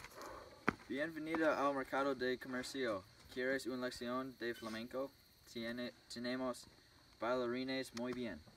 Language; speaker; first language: Spanish; non-native, learner; English